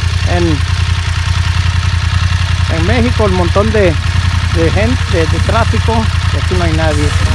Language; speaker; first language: Spanish; native; Spanish